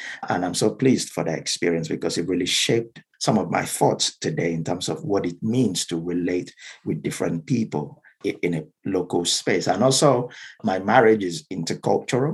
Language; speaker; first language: English; non-native, local second language; Yoruba